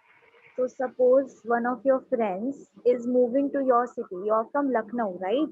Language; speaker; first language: English; non-native, local second language; Hindi